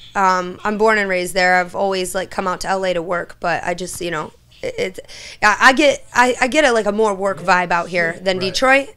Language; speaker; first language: English; native; English